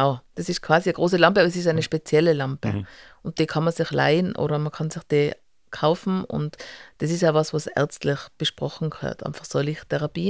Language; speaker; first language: German; native; German